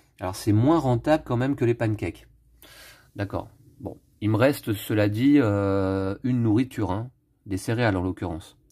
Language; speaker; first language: French; native; French